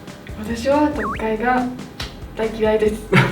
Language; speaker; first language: Japanese; non-native, learner; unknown